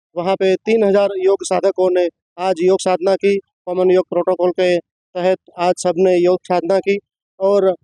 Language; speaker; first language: Hindi; non-native, local second language; Gujarati